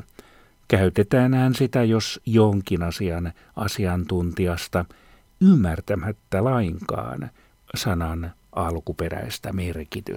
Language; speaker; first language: Finnish; native; Finnish